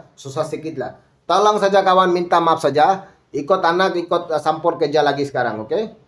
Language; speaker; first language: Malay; non-native, learner; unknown